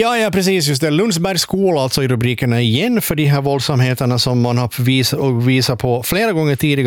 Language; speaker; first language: Swedish; native; Swedish